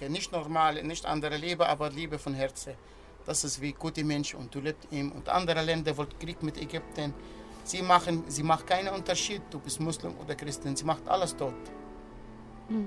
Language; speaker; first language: German; non-native, learner; Arabic